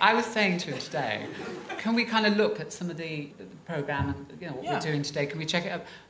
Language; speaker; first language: English; native; English